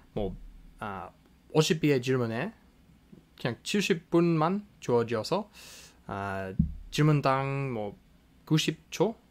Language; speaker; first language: Korean; non-native, fluent; English